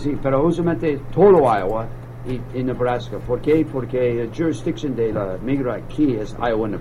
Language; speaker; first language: Spanish; non-native, learner; English